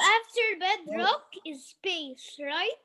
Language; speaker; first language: English; non-native, learner; Arabic